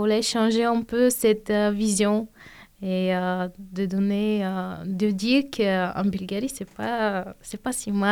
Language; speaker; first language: French; non-native, fluent; Bulgarian